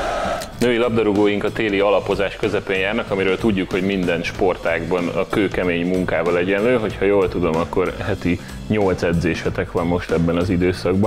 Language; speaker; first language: Hungarian; native; Hungarian